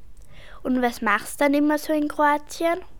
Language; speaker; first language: German; native; German